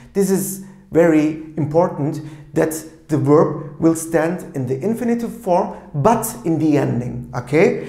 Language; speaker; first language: English; non-native, fluent; Turkish